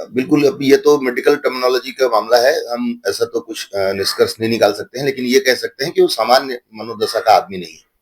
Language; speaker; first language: Hindi; native; Hindi